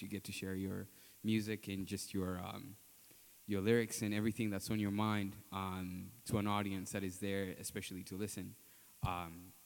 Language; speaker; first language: English; non-native, local second language; Ganda